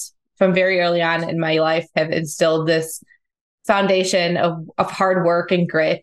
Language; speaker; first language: English; native; English